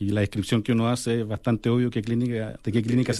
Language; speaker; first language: Spanish; native; Spanish